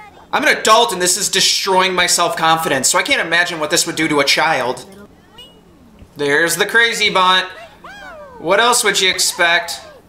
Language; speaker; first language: English; native; English